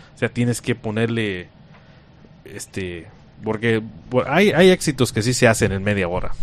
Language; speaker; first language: Spanish; native; Spanish